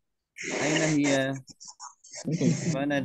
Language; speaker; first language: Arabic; non-native, fluent; Indonesian